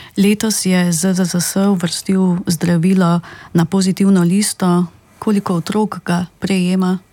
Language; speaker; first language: Slovenian; native; Slovenian